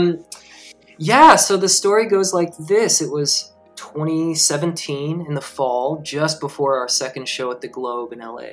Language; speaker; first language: English; native; English